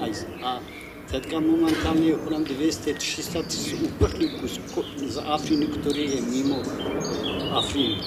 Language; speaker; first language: Czech; non-native, fluent; Kurdish